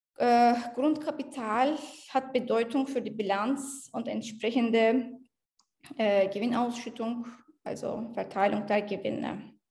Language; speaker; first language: German; non-native, fluent; Turkish